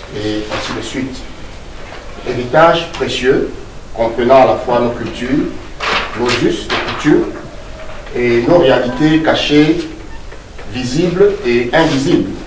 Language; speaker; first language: French; non-native, local second language; Duala